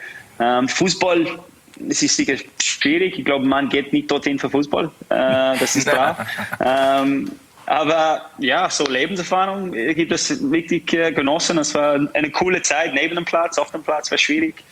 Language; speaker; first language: German; non-native, fluent; English